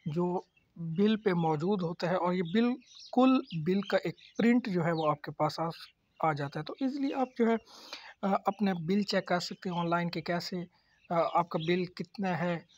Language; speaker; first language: Urdu; native; Urdu